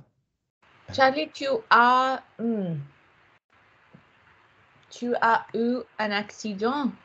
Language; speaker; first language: French; non-native, learner; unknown